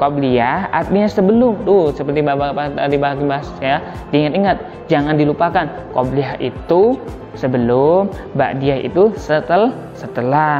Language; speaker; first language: Indonesian; native; Indonesian